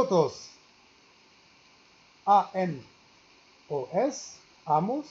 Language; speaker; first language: Spanish; non-native, learner; Arabic